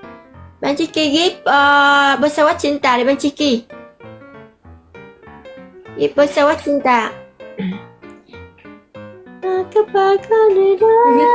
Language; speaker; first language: Indonesian; non-native, learner; Vietnamese